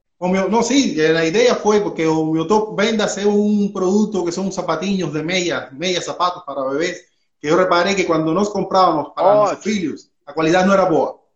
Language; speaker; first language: Portuguese; non-native, fluent; Spanish